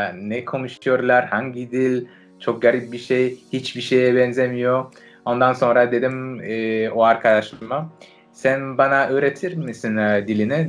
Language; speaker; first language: Turkish; non-native, fluent; French